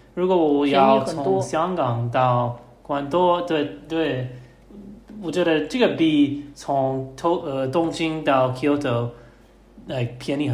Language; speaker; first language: Chinese; non-native, learner; English